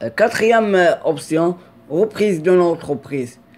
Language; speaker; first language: French; non-native, local second language; Arabic